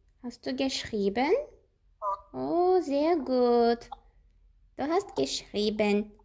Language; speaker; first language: German; non-native, learner; Azerbaijani